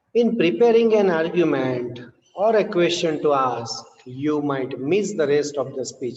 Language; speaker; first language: English; non-native, local second language; Gujarati